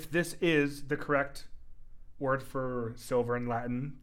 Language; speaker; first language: English; native; English